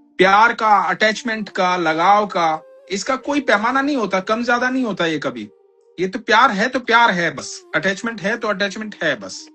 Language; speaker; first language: Hindi; native; Hindi